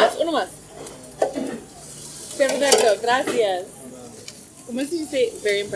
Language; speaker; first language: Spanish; non-native, learner; English